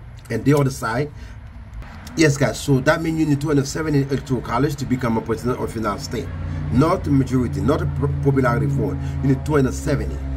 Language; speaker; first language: English; non-native, fluent; Haitian Creole